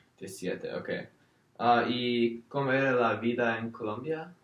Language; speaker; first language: Spanish; non-native, learner; English